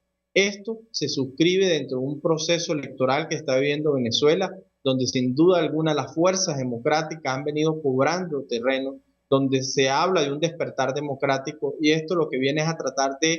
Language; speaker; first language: Spanish; native; Spanish